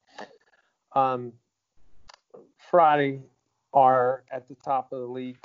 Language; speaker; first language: English; native; English